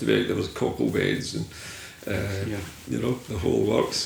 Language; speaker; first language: English; native; English